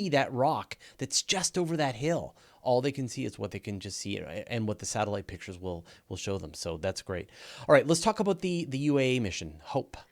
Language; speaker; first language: English; native; English